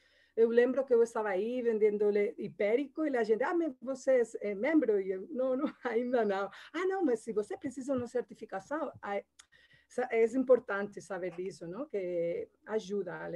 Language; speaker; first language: Portuguese; non-native, learner; Spanish